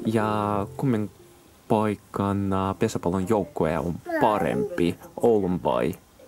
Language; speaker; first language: Finnish; non-native, fluent; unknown